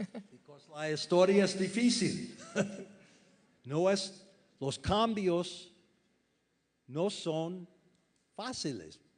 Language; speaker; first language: Spanish; non-native, fluent; English